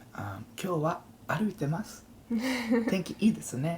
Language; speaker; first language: Japanese; non-native, fluent; English